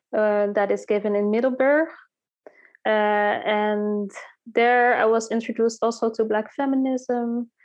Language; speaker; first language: English; early bilingual, heritage; Dutch